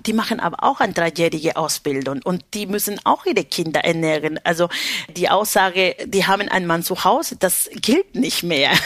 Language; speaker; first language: German; non-native, fluent; Spanish